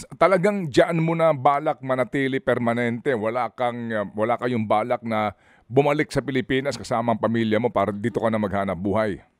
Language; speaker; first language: Filipino; native; Filipino